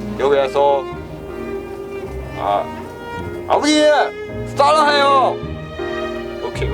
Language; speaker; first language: Korean; non-native, learner; Chinese